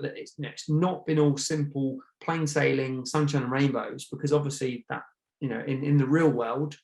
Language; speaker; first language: English; native; English